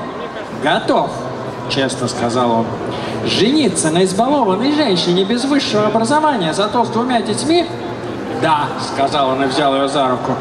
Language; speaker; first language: Russian; native; Russian